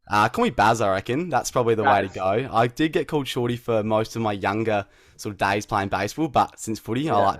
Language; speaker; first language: English; native; English